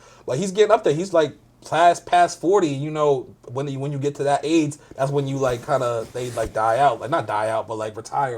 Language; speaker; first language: English; native; English